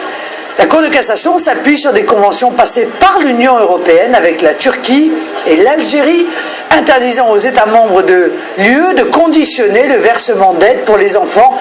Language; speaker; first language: French; native; French